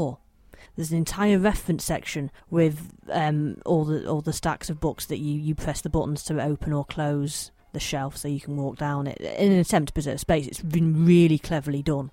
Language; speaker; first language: English; native; English